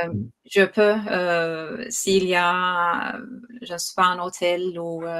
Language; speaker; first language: French; non-native, fluent; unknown